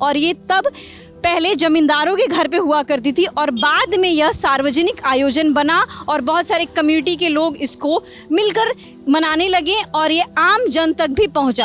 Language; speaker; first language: Hindi; native; Hindi